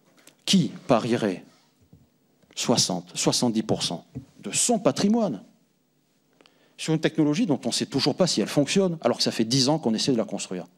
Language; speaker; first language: French; native; French